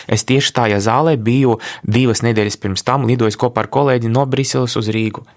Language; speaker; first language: Latvian; non-native, local second language; Russian